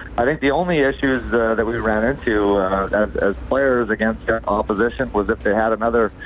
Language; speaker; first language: English; native; English